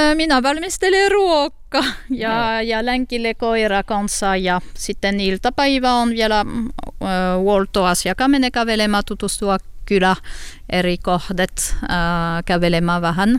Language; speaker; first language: Finnish; non-native, learner; French